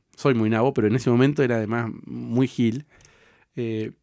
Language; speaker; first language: Spanish; native; Spanish